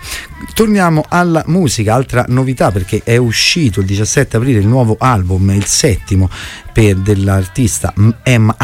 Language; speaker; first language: Italian; native; Italian